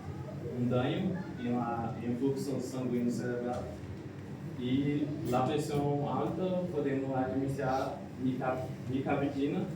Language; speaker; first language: Portuguese; non-native, learner; Spanish